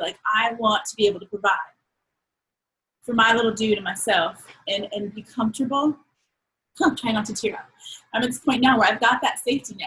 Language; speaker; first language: English; native; English